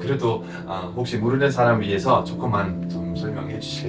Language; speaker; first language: Korean; non-native, fluent; German